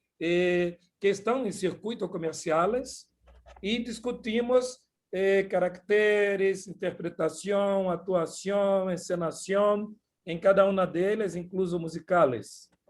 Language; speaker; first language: Portuguese; non-native, fluent; Spanish